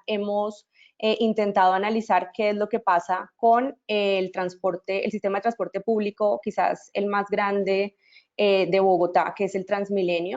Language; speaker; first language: Spanish; native; Spanish